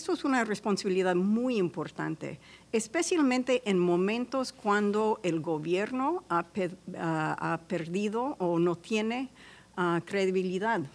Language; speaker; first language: Spanish; non-native, fluent; English